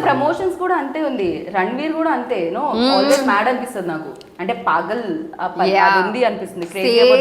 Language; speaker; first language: Telugu; native; Telugu